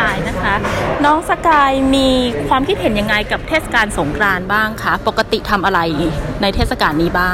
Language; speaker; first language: Thai; native; Thai